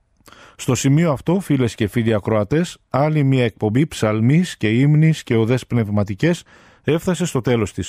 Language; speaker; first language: Greek; native; Greek